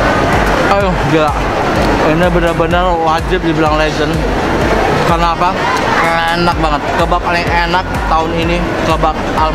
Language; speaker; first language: Indonesian; native; Indonesian